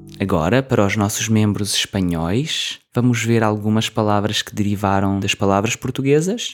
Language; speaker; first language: Portuguese; native; Portuguese